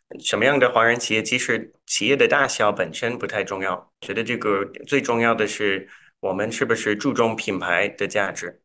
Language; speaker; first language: Chinese; non-native, fluent; English